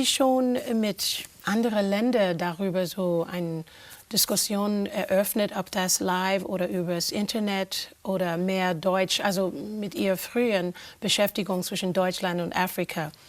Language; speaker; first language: German; non-native, fluent; English